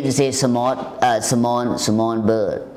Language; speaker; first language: English; non-native, learner; Thai